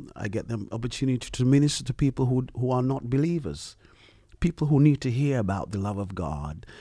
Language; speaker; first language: English; early bilingual, other home language; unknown